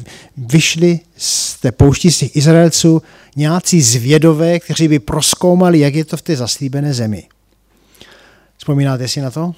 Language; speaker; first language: Czech; native; Czech